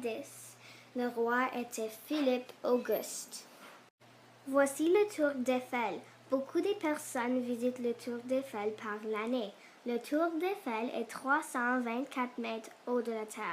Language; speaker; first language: French; non-native, learner; English